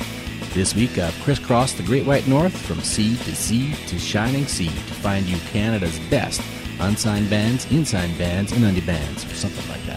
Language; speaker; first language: English; native; English